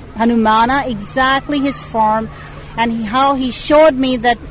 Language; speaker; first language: English; non-native, local second language; Hindi